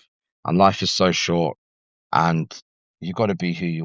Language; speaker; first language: English; native; English